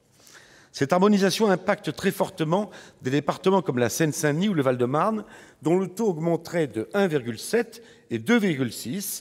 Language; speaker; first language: French; native; French